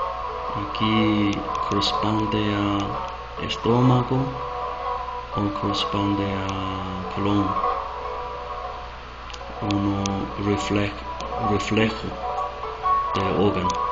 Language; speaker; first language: Spanish; non-native, learner; Chinese